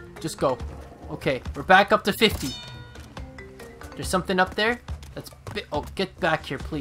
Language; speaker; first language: English; native; English